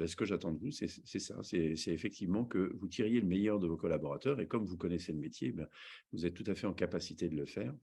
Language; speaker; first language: French; native; French